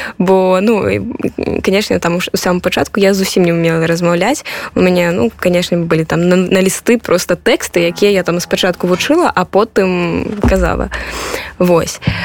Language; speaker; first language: Belarusian; non-native, local second language; Russian